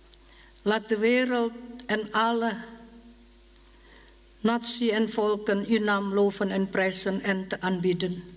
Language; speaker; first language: Dutch; non-native, learner; Indonesian